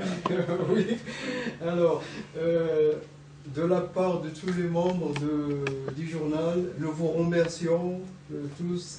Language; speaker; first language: French; non-native, local second language; Arabic